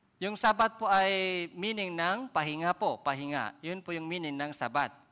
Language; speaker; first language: Filipino; non-native, fluent; Korean